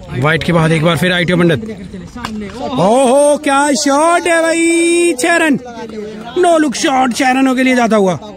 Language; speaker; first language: Hindi; native; Hindi